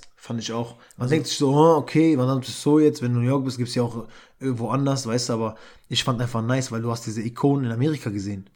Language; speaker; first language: German; early bilingual, other home language; Albanian